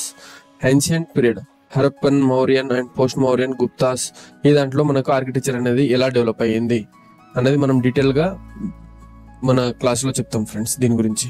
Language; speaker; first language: Telugu; native; Telugu